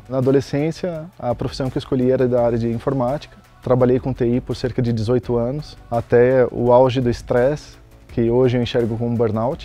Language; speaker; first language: Portuguese; native; Portuguese